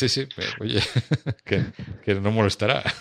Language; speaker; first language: Spanish; native; Spanish